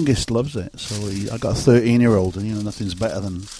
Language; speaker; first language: English; native; English